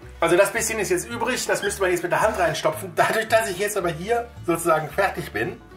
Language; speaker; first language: German; native; German